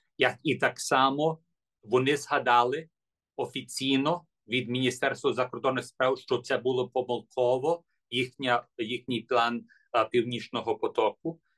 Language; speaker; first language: Ukrainian; early bilingual, heritage; English